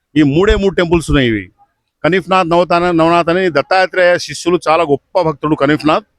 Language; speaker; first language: Telugu; non-native, local second language; Lambadi